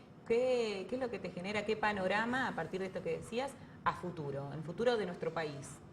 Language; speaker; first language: Spanish; native; Spanish